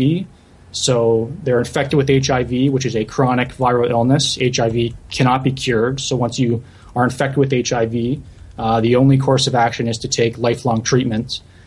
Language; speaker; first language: English; native; English